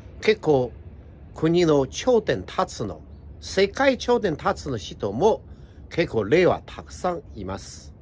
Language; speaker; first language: Japanese; non-native, fluent; Chinese